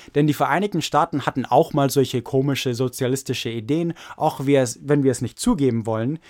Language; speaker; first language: German; non-native, fluent; English